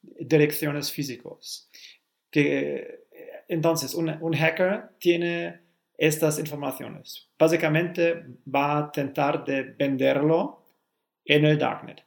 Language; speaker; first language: Spanish; non-native, learner; German